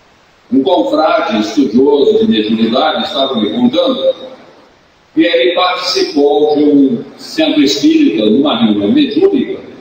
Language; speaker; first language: Portuguese; native; Portuguese